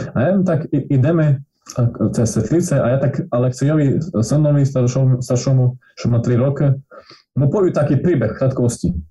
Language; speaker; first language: Slovak; non-native, local second language; Rusyn